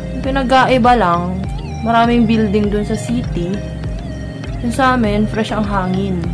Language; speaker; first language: Filipino; non-native, local second language; Waray